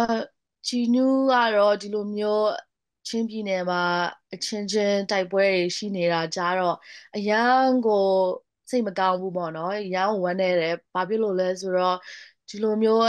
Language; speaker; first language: Burmese; non-native, local second language; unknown